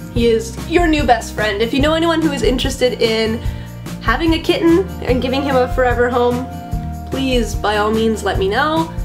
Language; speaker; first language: English; native; English